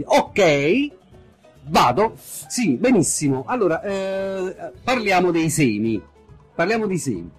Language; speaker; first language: Italian; native; Italian